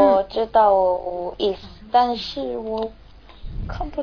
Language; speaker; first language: Chinese; non-native, learner; Korean